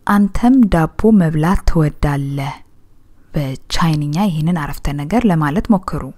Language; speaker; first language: Amharic; native; Amharic